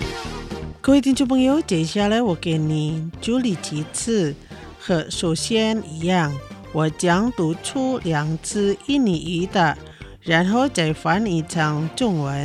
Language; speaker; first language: Chinese; non-native, fluent; Indonesian